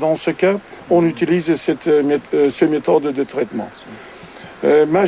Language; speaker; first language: French; non-native, learner; Uzbek